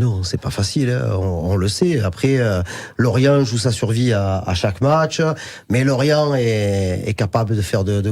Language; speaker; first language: French; native; French